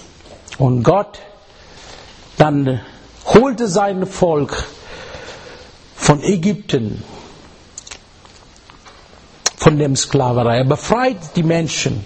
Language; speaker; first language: German; non-native, learner; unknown